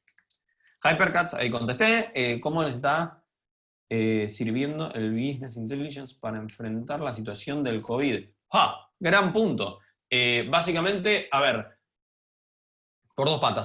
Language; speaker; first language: Spanish; native; Spanish